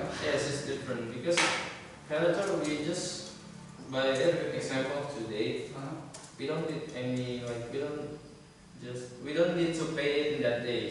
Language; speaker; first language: English; non-native, learner; Indonesian